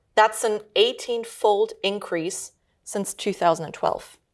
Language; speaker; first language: English; early bilingual, heritage; German